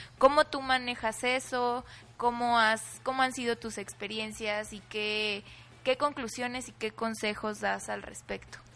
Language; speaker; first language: Spanish; native; Spanish